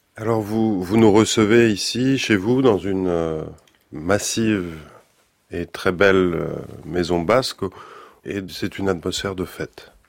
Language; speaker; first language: French; native; French